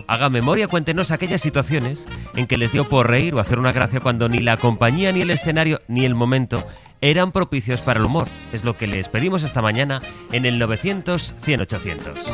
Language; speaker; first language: Spanish; native; Spanish